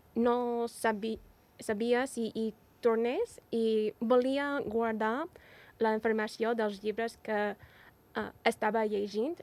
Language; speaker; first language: Catalan; non-native, learner; English